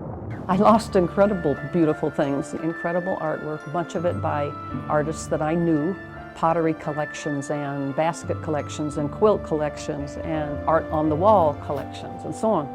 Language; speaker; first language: English; native; English